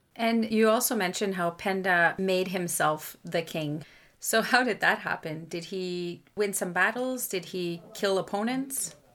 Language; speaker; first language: English; non-native, fluent; French